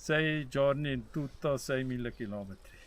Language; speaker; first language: Italian; non-native, fluent; German